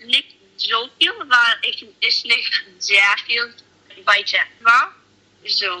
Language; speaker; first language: German; non-native, learner; English